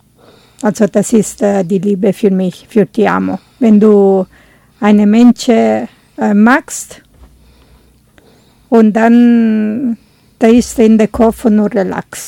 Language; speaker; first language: German; non-native, learner; Italian